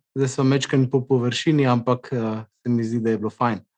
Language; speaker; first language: Slovenian; native; Slovenian